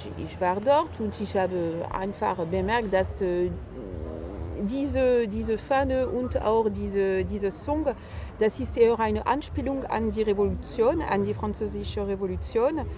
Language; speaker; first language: German; non-native, fluent; French